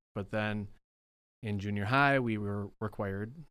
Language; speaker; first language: English; native; English